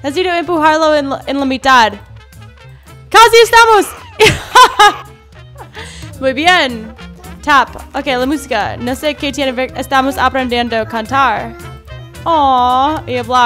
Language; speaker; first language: Spanish; non-native, learner; English